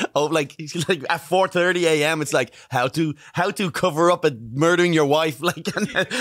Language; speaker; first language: English; native; English